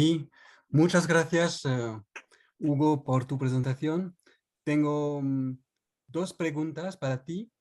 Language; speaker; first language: Spanish; non-native, learner; French